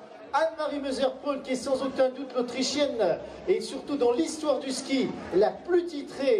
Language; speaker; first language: French; native; French